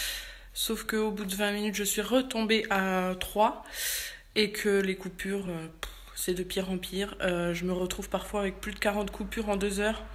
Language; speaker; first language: French; native; French